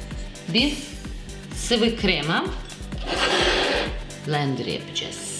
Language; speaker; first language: Turkish; non-native, learner; Russian